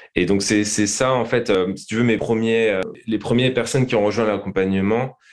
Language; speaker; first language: French; native; French